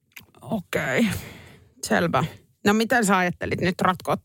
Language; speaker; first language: Finnish; native; Finnish